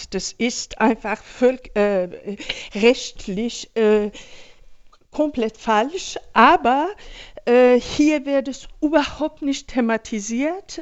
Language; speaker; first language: German; non-native, fluent; Persian